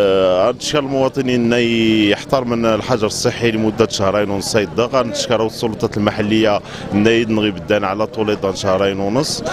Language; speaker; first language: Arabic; non-native, local second language; Central Atlas Tamazight